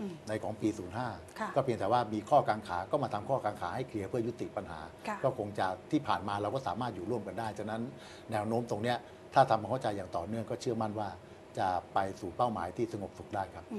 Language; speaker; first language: Thai; native; Thai